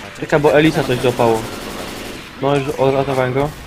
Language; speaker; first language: Polish; native; Polish